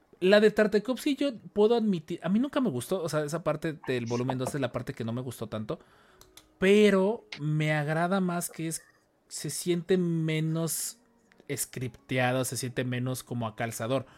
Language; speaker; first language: Spanish; native; Spanish